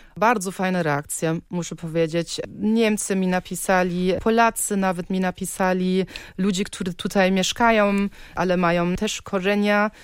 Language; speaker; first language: Polish; early bilingual, heritage; German